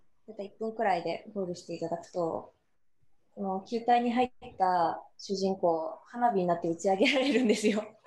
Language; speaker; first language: Japanese; native; Japanese